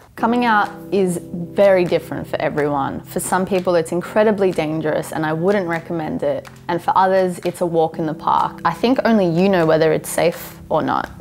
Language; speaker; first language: English; native; English